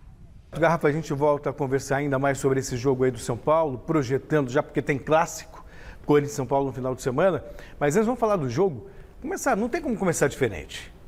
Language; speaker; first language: Portuguese; native; Portuguese